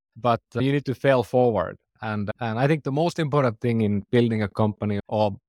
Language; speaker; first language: English; non-native, fluent; Finnish